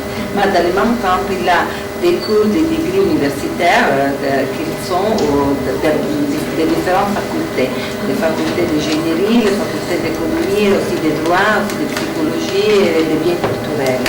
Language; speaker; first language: French; non-native, learner; Italian